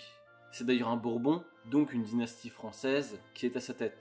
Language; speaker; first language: French; native; French